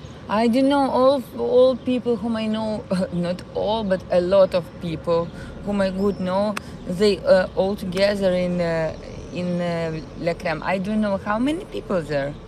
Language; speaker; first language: English; non-native, learner; Russian